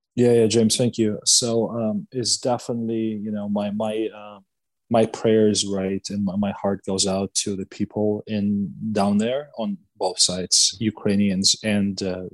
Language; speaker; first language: English; non-native, fluent; Russian